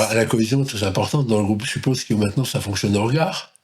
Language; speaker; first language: French; native; French